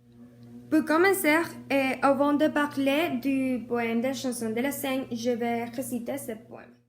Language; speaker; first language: French; non-native, learner; Spanish